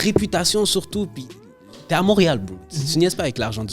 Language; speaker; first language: French; native; French